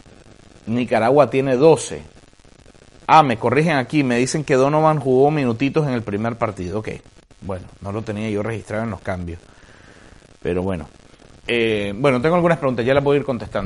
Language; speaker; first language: Spanish; native; Spanish